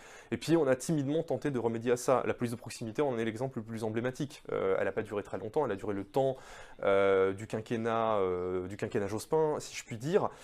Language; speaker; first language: French; native; French